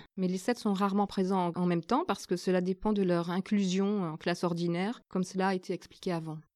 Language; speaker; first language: French; native; French